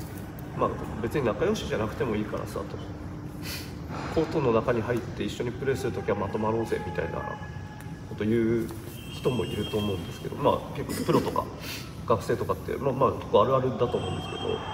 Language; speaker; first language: Japanese; native; Japanese